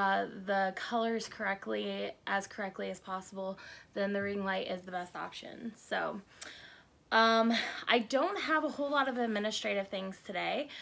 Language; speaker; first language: English; native; English